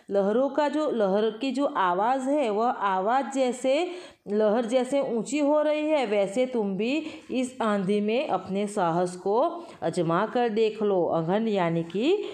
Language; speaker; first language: Hindi; non-native, local second language; Gujarati